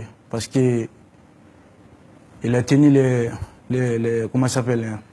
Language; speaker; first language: French; non-native, learner; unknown